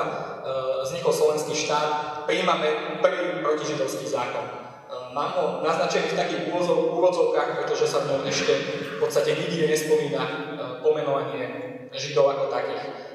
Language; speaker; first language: Slovak; native; Slovak